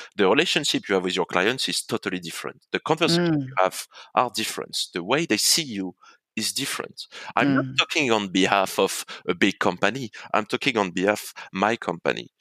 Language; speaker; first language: English; non-native, fluent; French